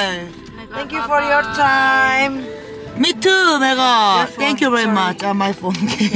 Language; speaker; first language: English; non-native, learner; Korean